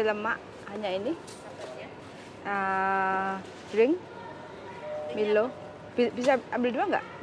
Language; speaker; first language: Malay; non-native, local second language; Javanese